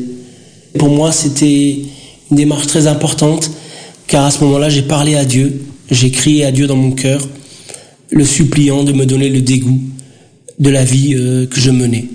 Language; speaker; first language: French; early bilingual, other home language; Portuguese